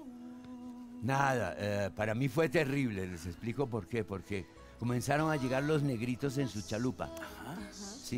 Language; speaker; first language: Spanish; early bilingual, other home language; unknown